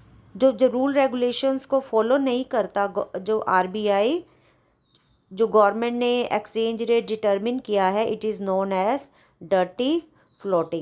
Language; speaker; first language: Hindi; non-native, local second language; Punjabi